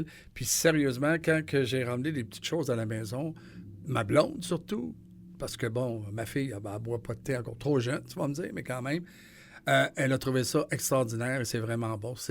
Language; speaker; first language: French; native; French